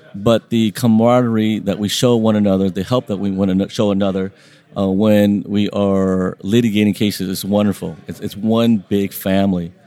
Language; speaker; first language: English; early bilingual, other home language; Vietnamese